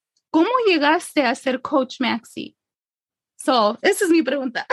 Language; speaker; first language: Spanish; early bilingual, heritage; English